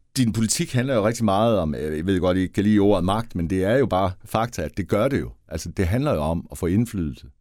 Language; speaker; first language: Danish; native; Danish